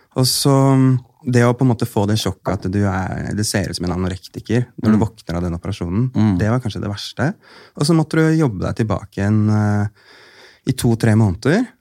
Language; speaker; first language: Norwegian; native; Norwegian